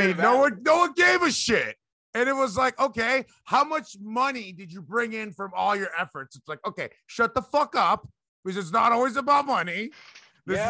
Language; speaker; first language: English; early bilingual, other home language; Spanish